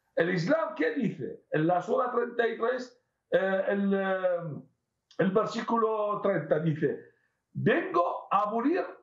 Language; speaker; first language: Spanish; non-native, fluent; Arabic